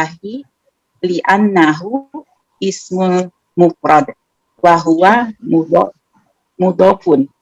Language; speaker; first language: Arabic; non-native, learner; Indonesian